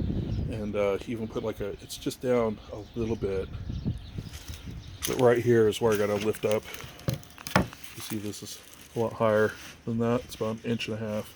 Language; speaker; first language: English; native; English